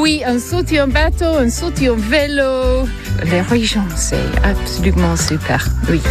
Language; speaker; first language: French; non-native, learner; English